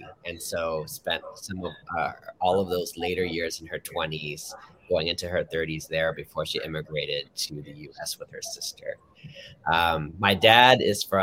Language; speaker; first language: English; native; English